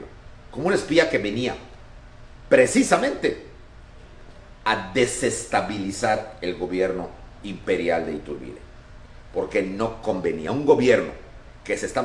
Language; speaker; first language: Spanish; native; Spanish